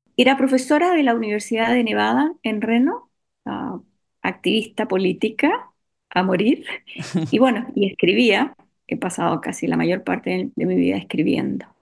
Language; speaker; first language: Spanish; native; Spanish